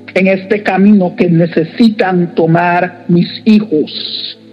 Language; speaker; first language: Spanish; native; Spanish